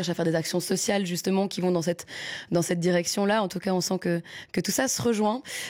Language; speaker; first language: French; native; French